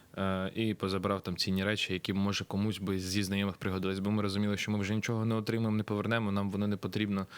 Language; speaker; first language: Ukrainian; non-native, local second language; Russian